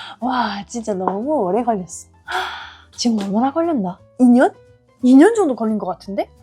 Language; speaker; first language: Korean; non-native, fluent; German